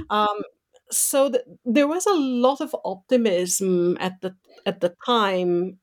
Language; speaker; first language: English; non-native, fluent; Romanian